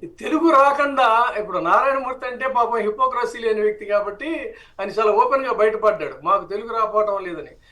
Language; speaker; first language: Telugu; native; Telugu